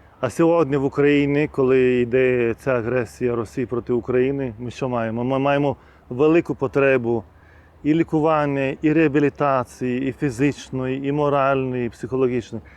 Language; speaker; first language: Ukrainian; non-native, fluent; Lithuanian